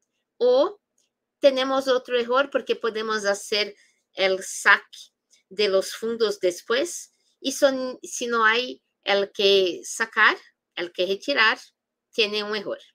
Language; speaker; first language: Spanish; non-native, fluent; Portuguese